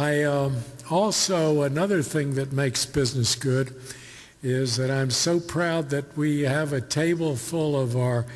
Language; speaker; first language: English; native; English